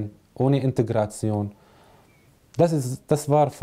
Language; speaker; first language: German; non-native, learner; Arabic